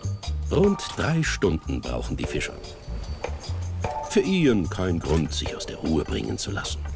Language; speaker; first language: German; native; German